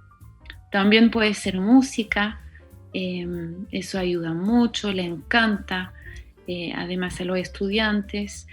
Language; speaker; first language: Spanish; non-native, fluent; French